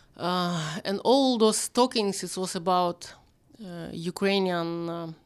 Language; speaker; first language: English; non-native, learner; Ukrainian